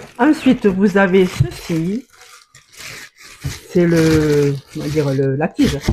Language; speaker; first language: French; native; French